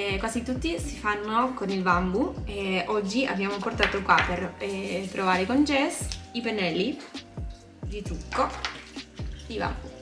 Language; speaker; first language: Italian; non-native, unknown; Spanish